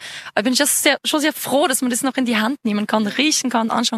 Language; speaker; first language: German; native; German